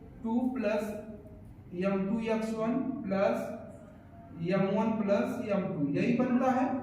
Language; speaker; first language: Hindi; native; Hindi